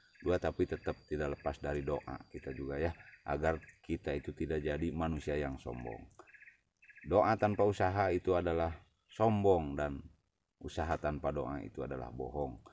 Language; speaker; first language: Indonesian; non-native, local second language; Sundanese